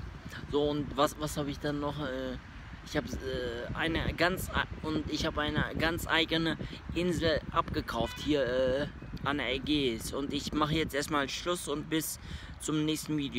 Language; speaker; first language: German; early bilingual, other home language; Turkish